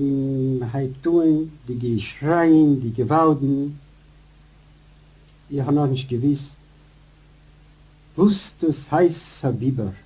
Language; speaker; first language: German; non-native, learner; Yiddish